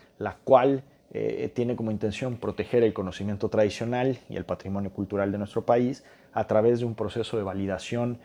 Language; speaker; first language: Spanish; native; Spanish